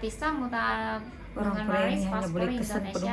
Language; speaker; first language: Indonesian; non-native, learner; Korean